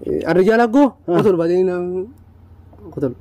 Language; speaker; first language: Arabic; non-native, learner; Oromo